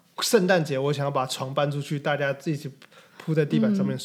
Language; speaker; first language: Chinese; native; Chinese